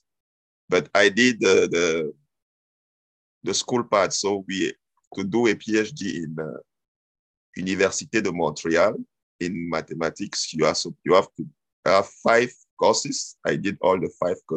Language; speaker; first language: English; non-native, local second language; French